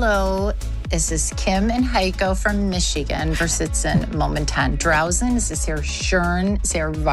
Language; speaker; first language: German; non-native, learner; English